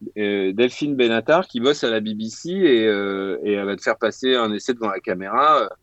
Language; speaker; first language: French; native; French